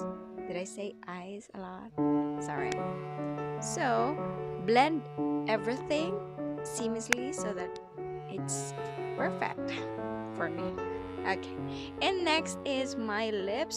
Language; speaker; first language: English; non-native, local second language; Filipino